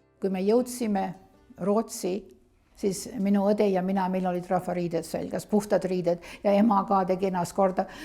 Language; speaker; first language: Estonian; early bilingual, heritage; Estonian